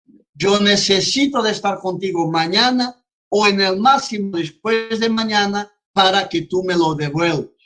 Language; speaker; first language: Spanish; non-native, fluent; Portuguese